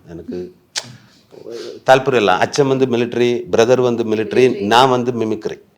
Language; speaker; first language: Tamil; non-native, learner; Malayalam